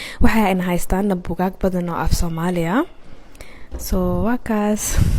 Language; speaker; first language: Somali; early bilingual, heritage; Somali